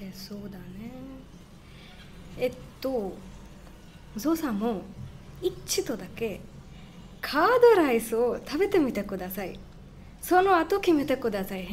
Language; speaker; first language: Japanese; non-native, learner; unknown